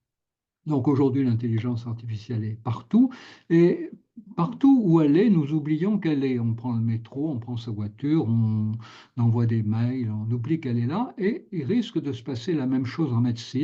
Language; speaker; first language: French; native; French